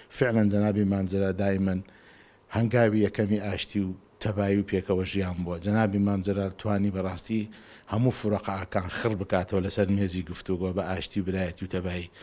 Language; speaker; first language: Central Kurdish; non-native, local second language; Azerbaijani